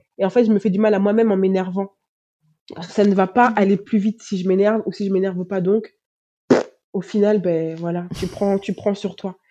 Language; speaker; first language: French; native; French